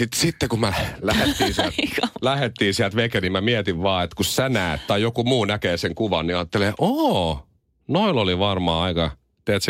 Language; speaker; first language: Finnish; native; Finnish